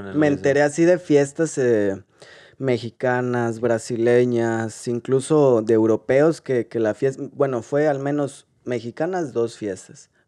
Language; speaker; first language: Spanish; native; Spanish